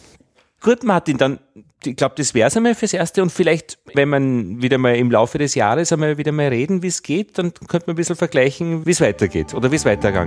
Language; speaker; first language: German; native; German